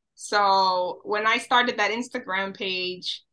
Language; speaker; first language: English; early bilingual, other home language; Spanish